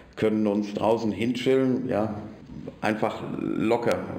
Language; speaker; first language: German; native; German